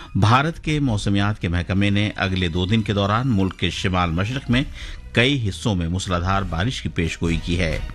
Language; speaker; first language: Urdu; native; Urdu